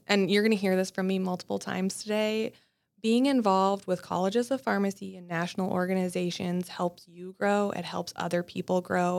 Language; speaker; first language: English; native; English